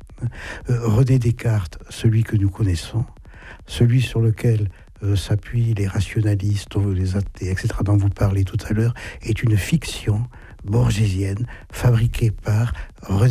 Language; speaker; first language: French; native; French